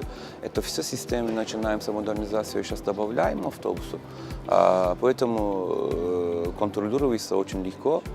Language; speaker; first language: Russian; non-native, learner; Turkish